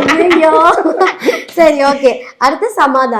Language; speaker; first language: Tamil; native; Tamil